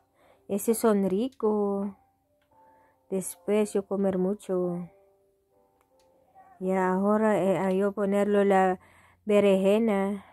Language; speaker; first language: Spanish; non-native, learner; Filipino